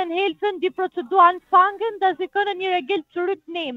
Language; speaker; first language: German; non-native, learner; Italian